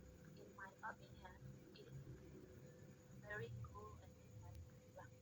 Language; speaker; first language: English; non-native, learner; Indonesian